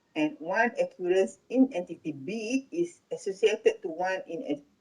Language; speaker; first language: English; non-native, local second language; Malay